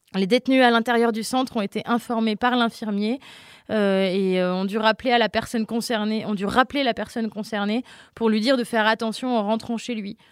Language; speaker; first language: French; native; French